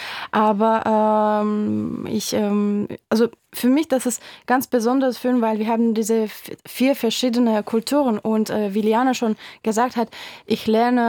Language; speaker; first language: German; non-native, fluent; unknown